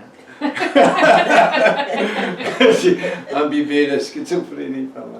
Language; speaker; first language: French; non-native, fluent; English